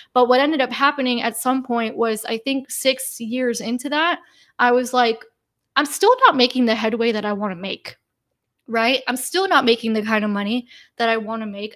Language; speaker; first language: English; native; English